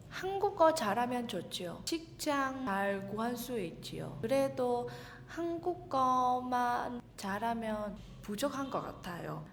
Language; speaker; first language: Korean; non-native, learner; Vietnamese